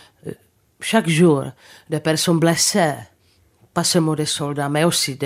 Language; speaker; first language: French; non-native, fluent; Czech